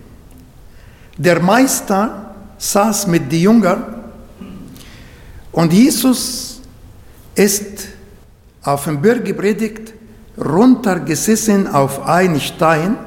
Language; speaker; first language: German; non-native, fluent; Arabic